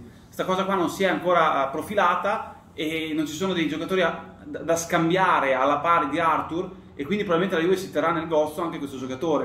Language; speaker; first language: Italian; native; Italian